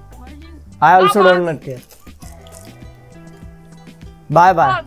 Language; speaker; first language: English; non-native, local second language; Hindi